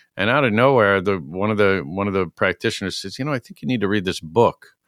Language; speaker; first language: English; native; English